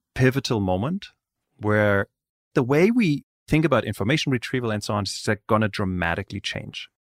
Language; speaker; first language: English; non-native, fluent; German